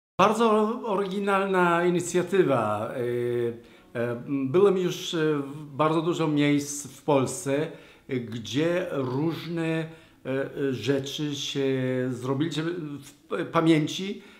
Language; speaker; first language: Polish; non-native, learner; Hebrew